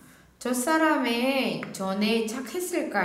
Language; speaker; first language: Korean; non-native, fluent; Indonesian